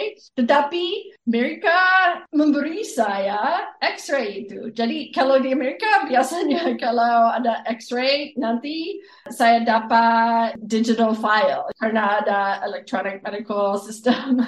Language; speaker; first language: Indonesian; non-native, fluent; English